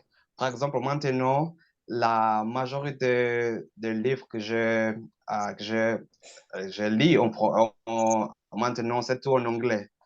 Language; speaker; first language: French; non-native, learner; Portuguese